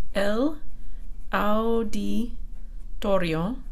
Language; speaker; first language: Spanish; non-native, fluent; English